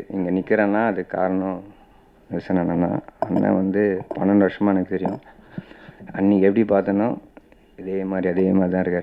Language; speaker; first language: Tamil; native; Tamil